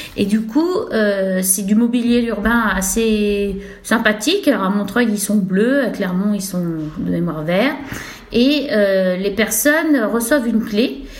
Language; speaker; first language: French; native; French